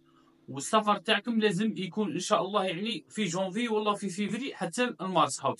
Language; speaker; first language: Arabic; native; Arabic